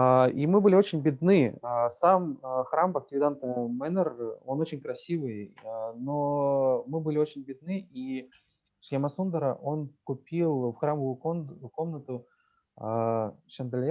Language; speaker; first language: Russian; native; Russian